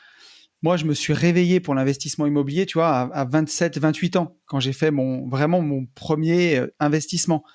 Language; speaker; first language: French; native; French